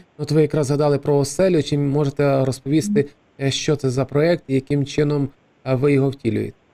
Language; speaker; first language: Ukrainian; native; Ukrainian